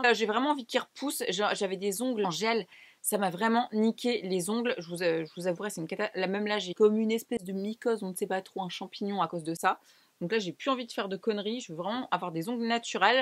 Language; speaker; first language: French; native; French